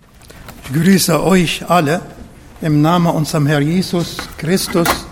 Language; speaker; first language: German; non-native, learner; Arabic